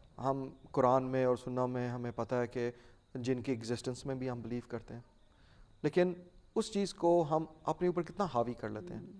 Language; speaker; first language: Urdu; non-native, local second language; Punjabi